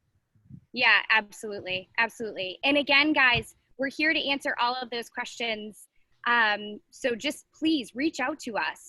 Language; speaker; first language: English; native; English